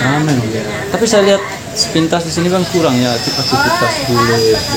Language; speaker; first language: Indonesian; native; Indonesian